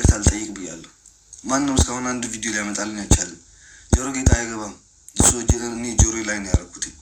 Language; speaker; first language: Amharic; non-native, local second language; Tigrinya